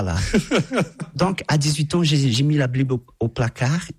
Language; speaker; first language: French; non-native, fluent; Portuguese